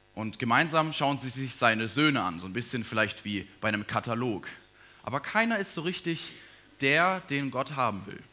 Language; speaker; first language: German; native; German